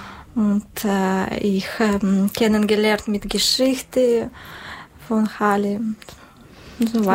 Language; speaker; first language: German; non-native, learner; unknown